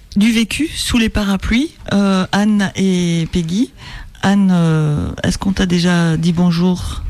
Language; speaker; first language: French; native; French